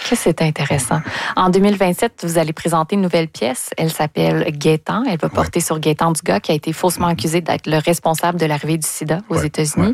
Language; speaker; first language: French; native; French